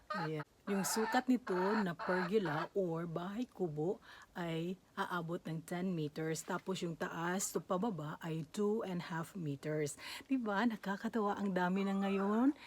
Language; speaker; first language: Filipino; native; Filipino